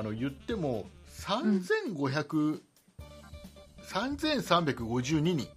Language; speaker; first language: Japanese; native; Japanese